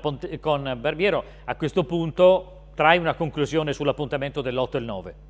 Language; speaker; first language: Italian; native; Italian